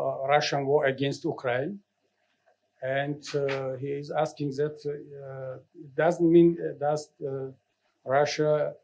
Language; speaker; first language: English; non-native, learner; Tajik